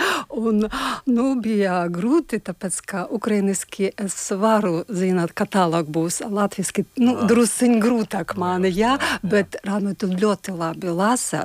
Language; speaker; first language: Latvian; non-native, fluent; Ukrainian